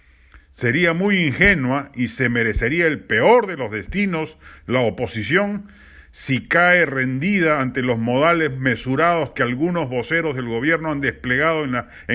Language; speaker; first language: Spanish; native; Spanish